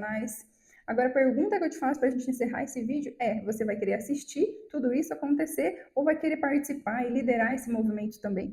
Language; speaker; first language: Portuguese; native; Portuguese